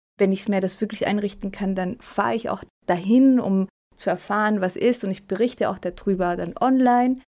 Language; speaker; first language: German; early bilingual, other home language; Spanish